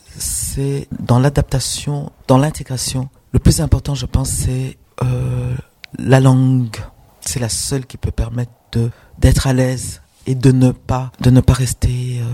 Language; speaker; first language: French; non-native, local second language; Rundi